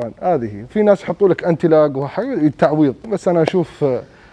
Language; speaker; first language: Arabic; native; Arabic